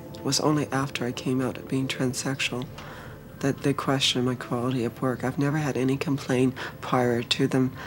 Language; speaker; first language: English; early bilingual, other home language; Vietnamese